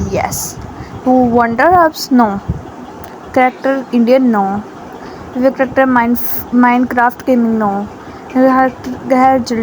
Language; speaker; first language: English; non-native, learner; Urdu